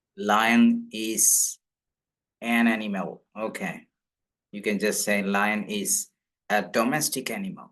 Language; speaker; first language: English; non-native, local second language; Malayalam